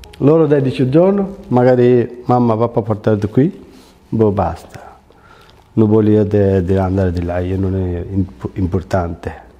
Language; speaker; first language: Italian; non-native, learner; Bangla